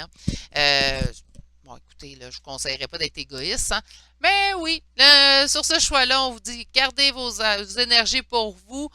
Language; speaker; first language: French; native; French